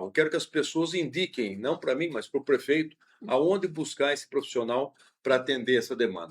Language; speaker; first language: Portuguese; native; Portuguese